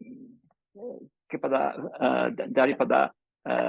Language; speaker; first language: Indonesian; non-native, learner; English